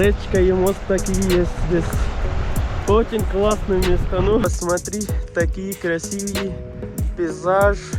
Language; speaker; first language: Russian; non-native, learner; Urdu